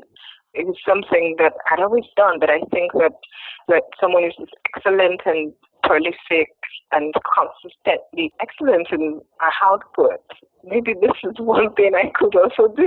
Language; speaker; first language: English; non-native, local second language; Yoruba